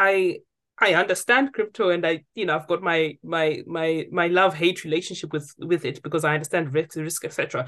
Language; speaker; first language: English; non-native, local second language; Shona